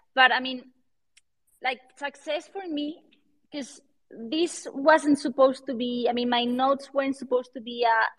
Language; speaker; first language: English; non-native, fluent; Spanish